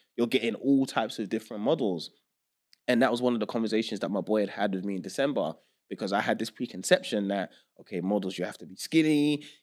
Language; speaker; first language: English; early bilingual, other home language; Yoruba